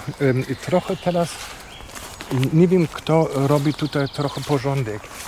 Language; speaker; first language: Polish; non-native, fluent; German